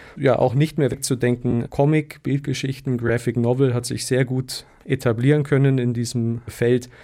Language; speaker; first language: German; native; German